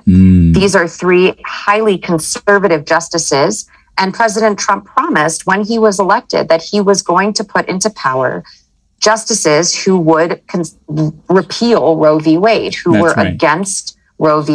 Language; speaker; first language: English; native; English